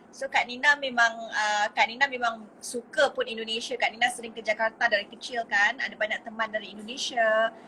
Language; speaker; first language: Malay; native; Malay